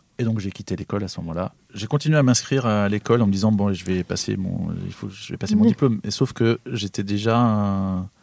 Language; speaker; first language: French; native; French